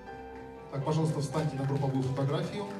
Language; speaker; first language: Russian; native; Russian